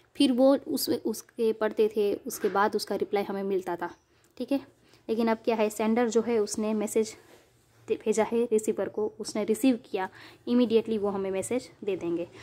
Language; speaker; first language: Hindi; non-native, local second language; Gujarati